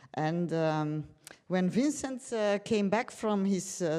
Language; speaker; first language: English; non-native, fluent; Dutch